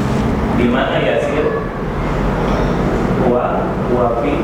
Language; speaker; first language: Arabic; non-native, learner; Indonesian